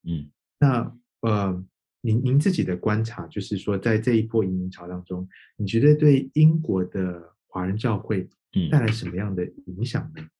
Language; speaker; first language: Chinese; native; Chinese